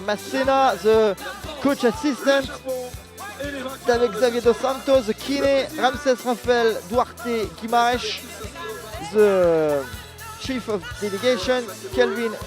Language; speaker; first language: English; non-native, learner; French